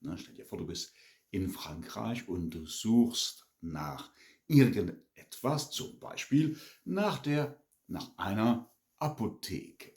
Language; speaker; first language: German; non-native, fluent; French